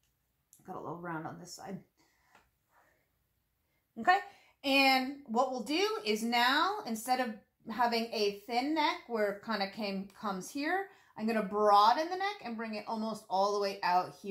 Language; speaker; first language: English; native; English